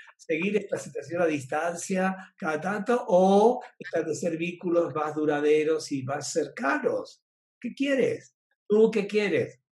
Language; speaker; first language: Spanish; native; Spanish